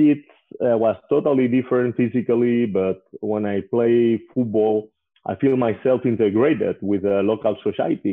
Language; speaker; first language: English; non-native, fluent; Spanish